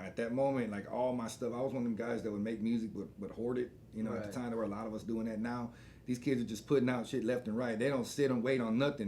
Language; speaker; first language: English; native; English